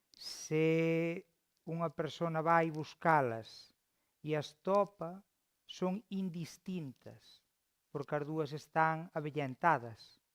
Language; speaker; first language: Galician; native; Galician